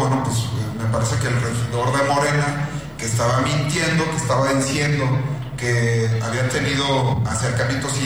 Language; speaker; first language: Spanish; native; Spanish